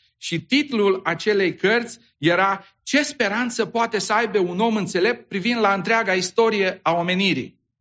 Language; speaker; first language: Romanian; native; Romanian